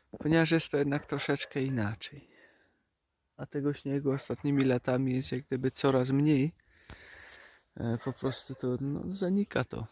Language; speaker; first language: Polish; native; Polish